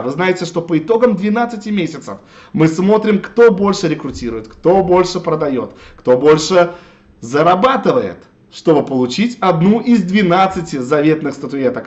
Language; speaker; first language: Russian; native; Russian